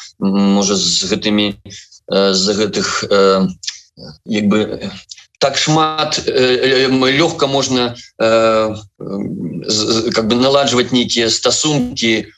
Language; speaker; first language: Belarusian; non-native, local second language; Russian